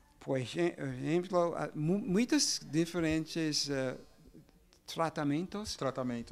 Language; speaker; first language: Portuguese; non-native, learner; English